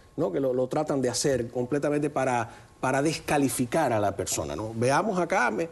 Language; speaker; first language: Spanish; native; Spanish